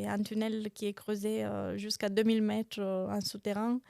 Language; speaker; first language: French; non-native, fluent; Romanian